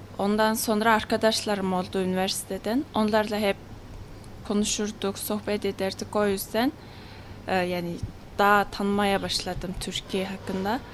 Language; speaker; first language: Turkish; non-native, fluent; Mongolian